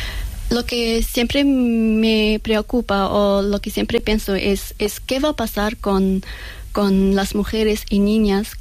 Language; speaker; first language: Spanish; non-native, learner; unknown